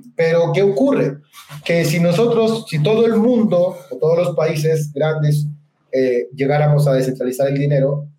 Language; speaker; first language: Spanish; native; Spanish